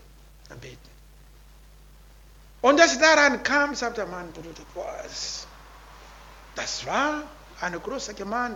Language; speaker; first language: German; non-native, learner; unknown